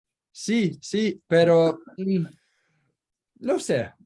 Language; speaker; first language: Spanish; non-native, learner; Kurdish